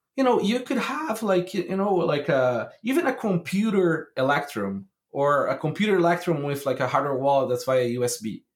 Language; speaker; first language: English; non-native, fluent; Portuguese